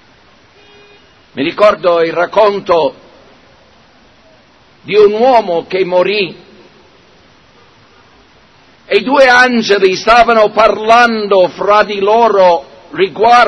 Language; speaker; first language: Italian; non-native, fluent; English